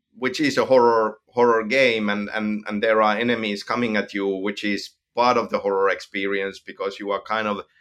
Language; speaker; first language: English; non-native, fluent; Finnish